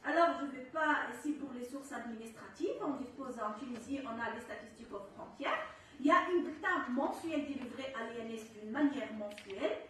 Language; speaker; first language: French; non-native, local second language; Arabic